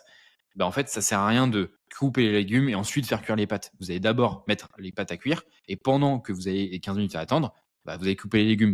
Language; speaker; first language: French; native; French